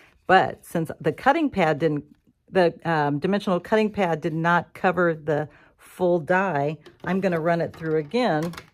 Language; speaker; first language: English; native; English